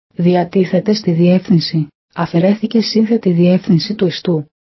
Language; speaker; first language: Greek; native; Greek